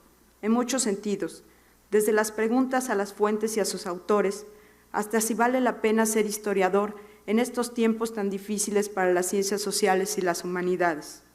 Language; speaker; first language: Spanish; native; Spanish